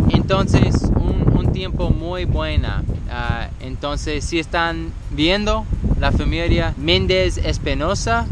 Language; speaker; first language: Spanish; non-native, learner; English